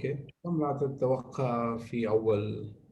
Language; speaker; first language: Arabic; non-native, learner; Hindi